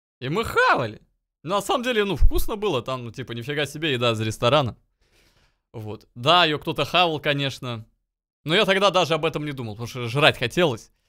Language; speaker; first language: Russian; native; Russian